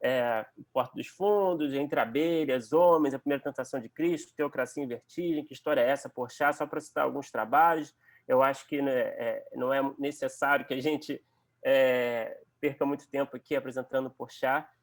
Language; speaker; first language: Portuguese; native; Portuguese